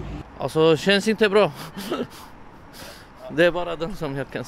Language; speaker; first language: Swedish; non-native, learner; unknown